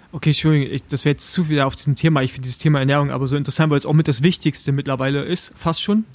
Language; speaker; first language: German; native; German